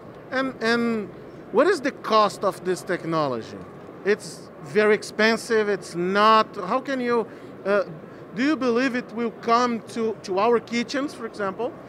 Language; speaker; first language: English; non-native, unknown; Portuguese